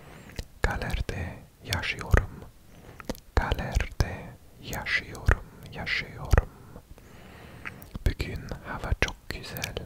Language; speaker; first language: Turkish; non-native, learner; English